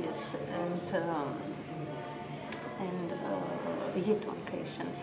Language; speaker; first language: English; non-native, learner; Russian